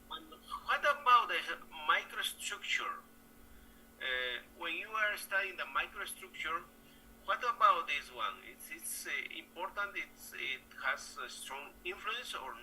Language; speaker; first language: English; non-native, learner; Spanish